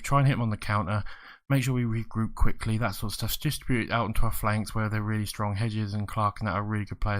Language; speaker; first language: English; native; English